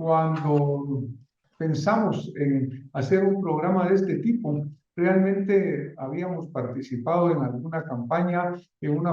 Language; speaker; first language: Spanish; native; Spanish